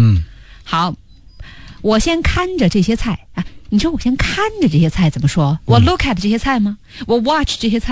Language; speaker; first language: Chinese; native; Chinese